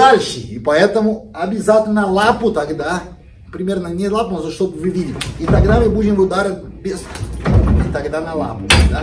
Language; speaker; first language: Russian; non-native, learner; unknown